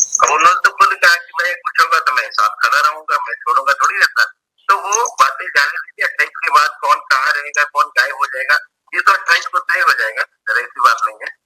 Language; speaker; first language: Hindi; native; Hindi